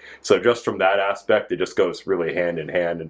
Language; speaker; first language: English; native; English